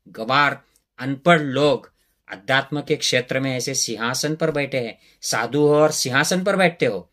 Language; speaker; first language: Hindi; non-native, local second language; Marathi